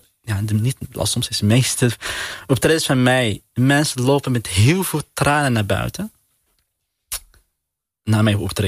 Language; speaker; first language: Dutch; non-native, fluent; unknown